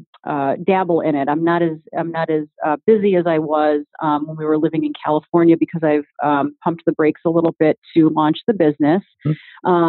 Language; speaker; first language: English; native; English